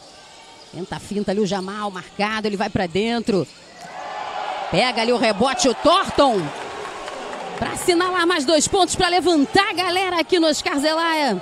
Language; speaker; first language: Portuguese; native; Portuguese